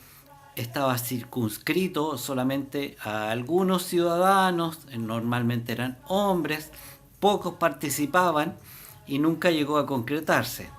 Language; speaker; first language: Spanish; native; Spanish